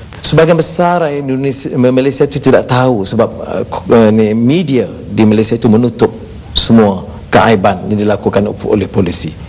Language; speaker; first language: Malay; native; Malay